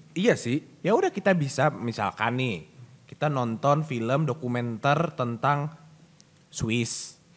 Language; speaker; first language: Indonesian; native; Indonesian